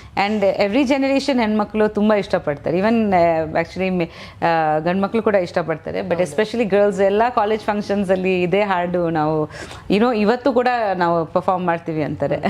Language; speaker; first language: Kannada; non-native, fluent; Bangla